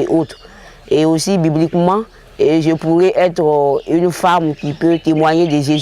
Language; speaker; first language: French; non-native, local second language; Baoulé